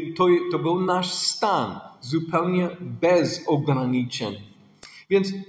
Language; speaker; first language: Polish; non-native, fluent; English